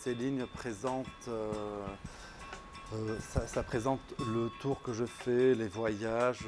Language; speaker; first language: French; non-native, local second language; Arabic